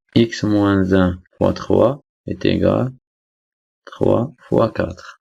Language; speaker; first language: French; non-native, local second language; Arabic